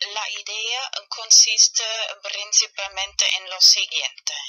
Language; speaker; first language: Spanish; non-native, fluent; German